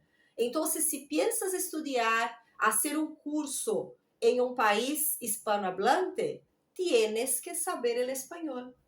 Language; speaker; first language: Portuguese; non-native, learner; Spanish